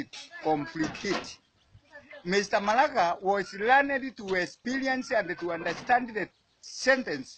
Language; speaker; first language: English; non-native, learner; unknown